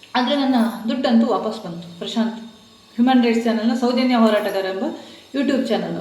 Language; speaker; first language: Kannada; non-native, local second language; Tulu